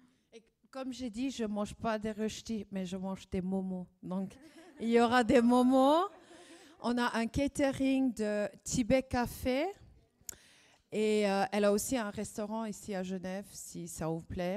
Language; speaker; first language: French; non-native, fluent; German